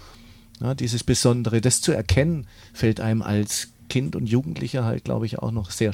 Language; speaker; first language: German; native; German